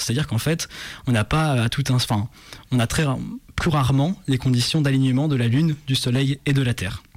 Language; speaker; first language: French; native; French